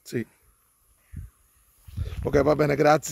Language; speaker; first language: Italian; non-native, learner; Malayalam